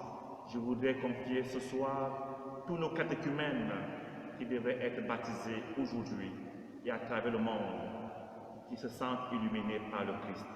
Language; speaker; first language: French; native; French